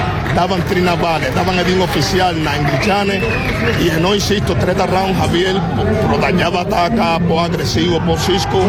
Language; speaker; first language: Bulgarian; non-native, learner; Spanish